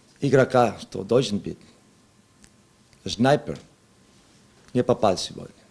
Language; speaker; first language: Russian; non-native, learner; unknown